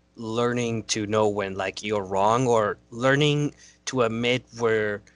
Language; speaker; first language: English; non-native, fluent; Spanish